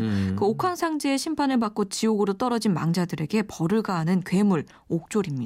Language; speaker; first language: Korean; native; Korean